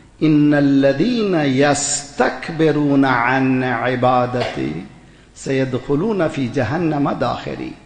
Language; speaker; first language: Urdu; native; Urdu